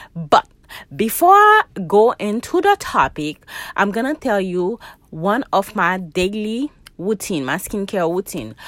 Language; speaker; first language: English; non-native, fluent; Haitian Creole